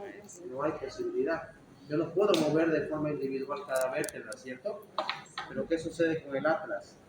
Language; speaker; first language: Spanish; native; Spanish